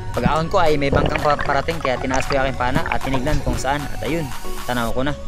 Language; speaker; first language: Filipino; non-native, local second language; Cebuano